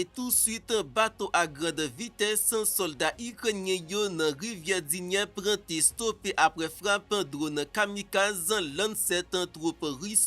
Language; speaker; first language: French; non-native, local second language; Haitian Creole